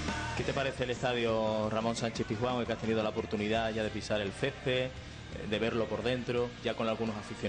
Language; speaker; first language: Spanish; native; Spanish